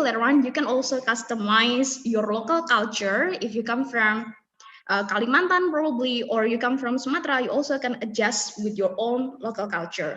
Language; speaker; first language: English; non-native, fluent; Indonesian